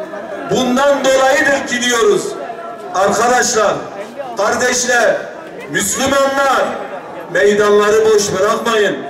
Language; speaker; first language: Turkish; native; Turkish